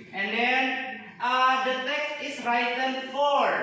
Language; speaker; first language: English; non-native, fluent; Indonesian